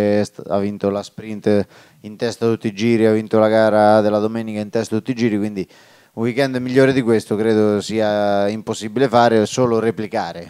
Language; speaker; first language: Italian; native; Italian